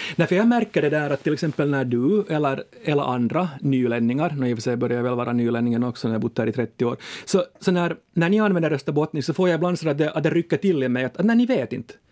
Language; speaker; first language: Swedish; native; Swedish